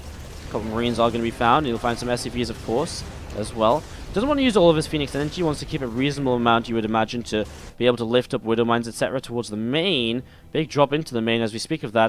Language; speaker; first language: English; native; English